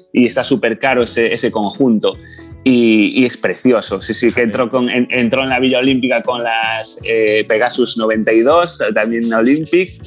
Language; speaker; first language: Spanish; native; Spanish